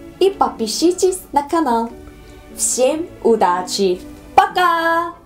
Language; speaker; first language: Russian; non-native, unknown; Korean